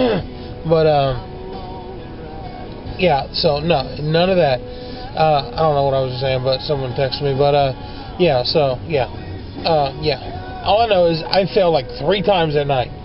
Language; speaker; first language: English; native; English